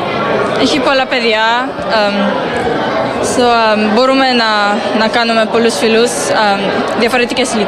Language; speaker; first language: Greek; early bilingual, heritage; Greek